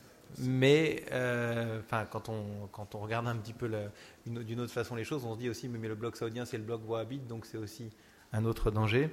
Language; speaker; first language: French; native; French